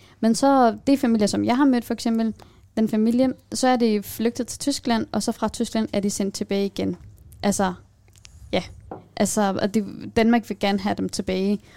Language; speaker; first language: Danish; non-native, fluent; Kurdish